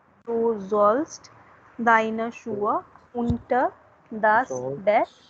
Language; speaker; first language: German; non-native, fluent; Hindi